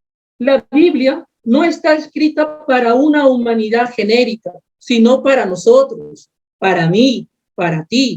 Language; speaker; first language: Spanish; native; Spanish